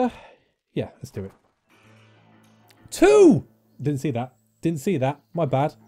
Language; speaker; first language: English; native; English